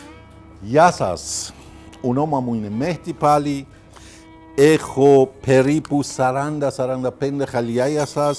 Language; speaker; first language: Greek; non-native, learner; Persian